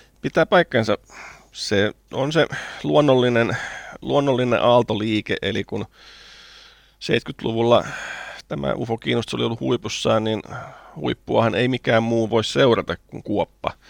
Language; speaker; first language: Finnish; native; Finnish